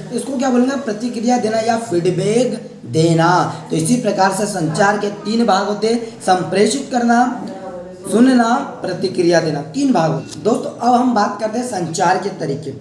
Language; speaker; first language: Hindi; native; Hindi